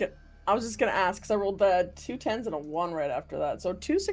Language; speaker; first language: English; native; English